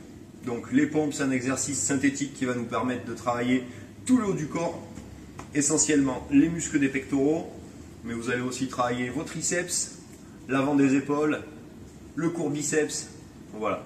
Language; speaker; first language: French; native; French